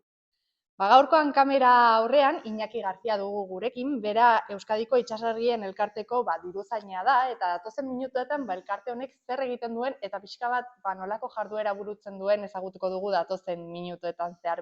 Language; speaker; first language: Basque; native; Basque